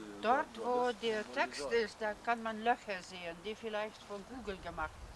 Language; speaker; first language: German; non-native, fluent; Lithuanian